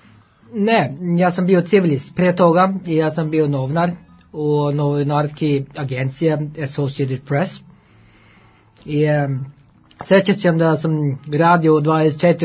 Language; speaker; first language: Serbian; non-native, learner; Norwegian